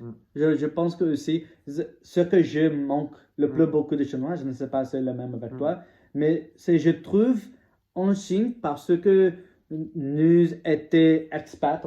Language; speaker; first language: French; non-native, learner; English